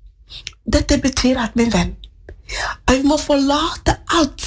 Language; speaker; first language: Norwegian; non-native, fluent; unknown